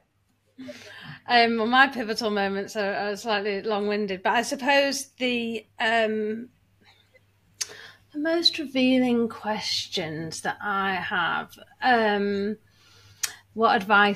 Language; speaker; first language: English; native; English